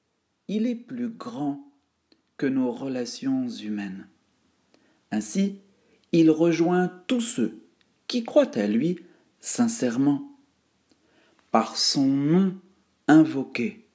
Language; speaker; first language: French; native; French